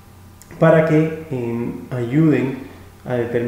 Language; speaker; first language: Spanish; native; Spanish